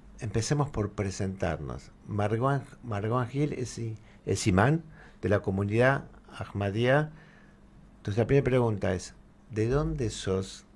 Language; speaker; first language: Spanish; native; Spanish